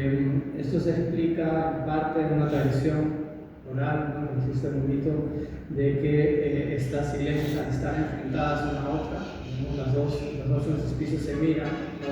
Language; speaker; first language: Spanish; native; Spanish